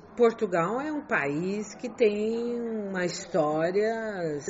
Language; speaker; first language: Portuguese; non-native, fluent; Chinese